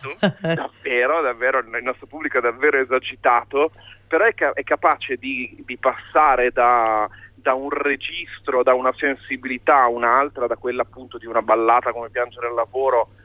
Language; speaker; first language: Italian; native; Italian